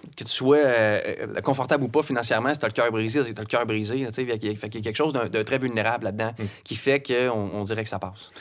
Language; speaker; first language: French; native; French